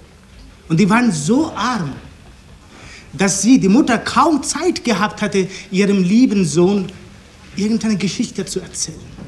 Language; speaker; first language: German; non-native, fluent; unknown